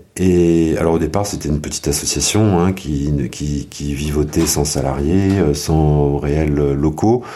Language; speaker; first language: French; native; French